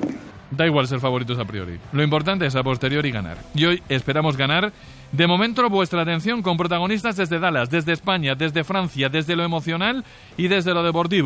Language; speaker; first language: Spanish; native; Spanish